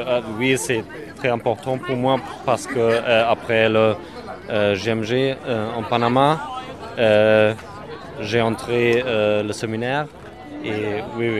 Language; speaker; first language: French; non-native, learner; German